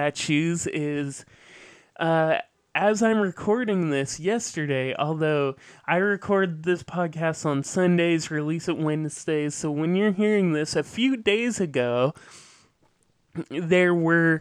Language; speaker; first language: English; native; English